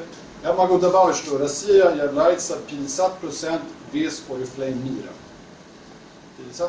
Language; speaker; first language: Russian; non-native, learner; Swedish